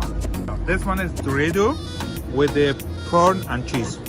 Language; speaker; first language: English; non-native, learner; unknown